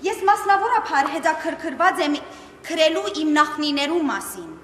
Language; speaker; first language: Armenian; early bilingual, other home language; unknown